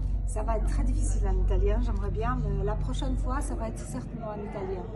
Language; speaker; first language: French; non-native, fluent; Polish